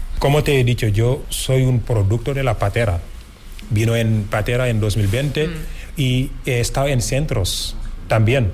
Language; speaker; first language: Spanish; non-native, fluent; Wolof